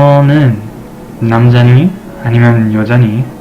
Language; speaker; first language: Korean; non-native, learner; English